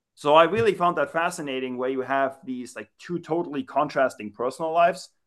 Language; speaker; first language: English; non-native, fluent; German